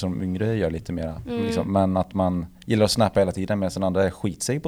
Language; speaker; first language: Swedish; native; Swedish